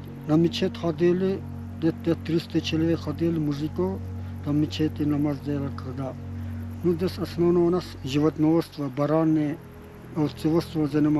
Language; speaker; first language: Russian; non-native, local second language; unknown